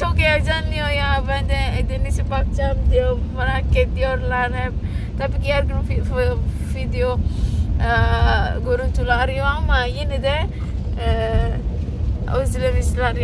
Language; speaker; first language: Turkish; non-native, learner; Indonesian